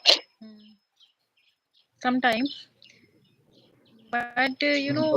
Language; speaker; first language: English; non-native, learner; Hindi